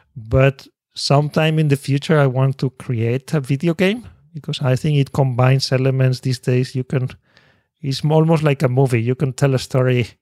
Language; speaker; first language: English; non-native, fluent; Spanish